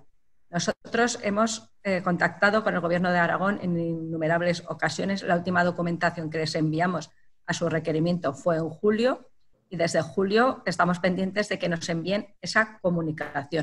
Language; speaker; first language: Spanish; native; Spanish